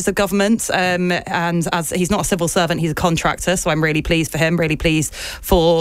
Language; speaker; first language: English; native; English